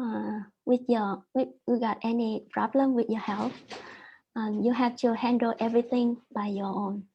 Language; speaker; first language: English; non-native, learner; Vietnamese